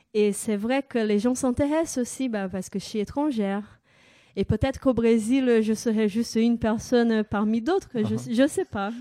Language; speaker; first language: French; non-native, fluent; Portuguese